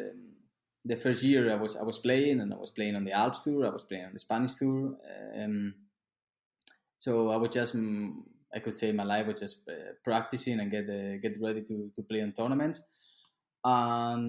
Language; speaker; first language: English; non-native, fluent; Spanish